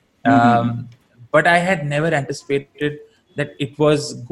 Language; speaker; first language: English; non-native, local second language; Malayalam